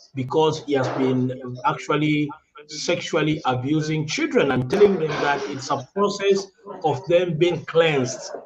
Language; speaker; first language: English; non-native, local second language; Swahili